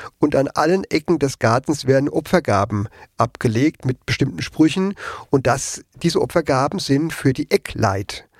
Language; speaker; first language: German; native; German